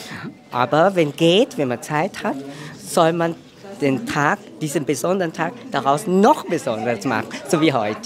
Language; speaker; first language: German; non-native, fluent; Vietnamese